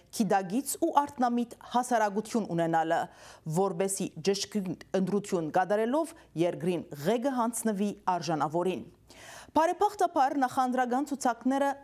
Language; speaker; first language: Armenian; early bilingual, heritage; Armenian